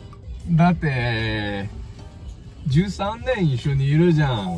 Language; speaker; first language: Japanese; non-native, fluent; French